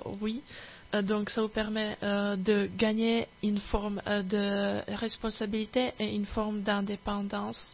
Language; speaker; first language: French; non-native, fluent; Czech